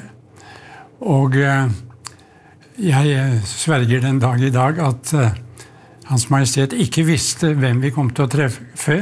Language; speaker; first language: Norwegian; native; Norwegian